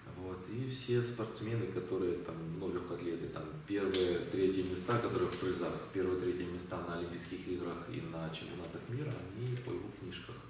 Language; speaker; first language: Russian; native; Russian